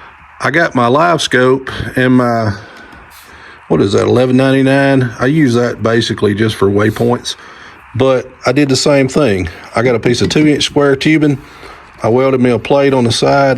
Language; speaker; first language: English; native; English